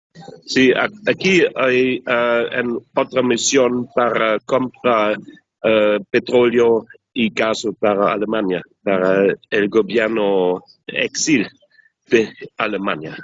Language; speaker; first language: Spanish; non-native, learner; German